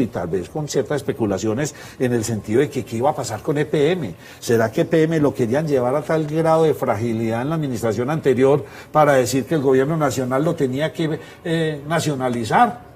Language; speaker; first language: Spanish; native; Spanish